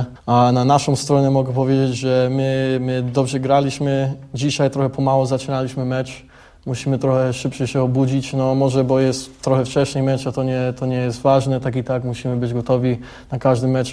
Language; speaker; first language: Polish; early bilingual, heritage; English